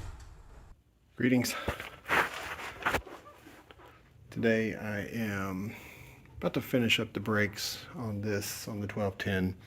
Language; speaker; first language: English; native; English